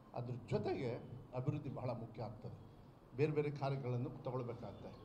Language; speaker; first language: Kannada; native; Kannada